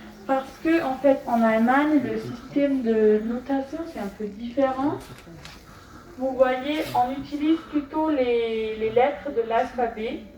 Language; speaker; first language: French; non-native, fluent; German